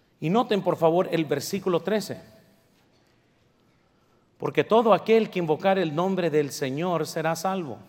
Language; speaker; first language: Spanish; early bilingual, heritage; Spanish